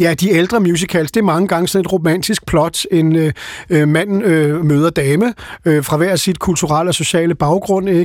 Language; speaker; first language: Danish; native; Danish